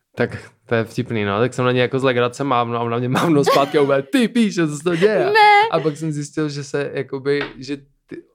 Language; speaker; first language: Czech; native; Czech